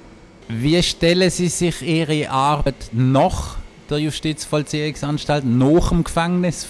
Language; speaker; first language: German; native; German